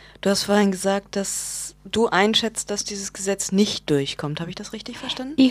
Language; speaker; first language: German; native; German